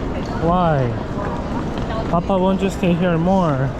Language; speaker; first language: English; non-native, fluent; Korean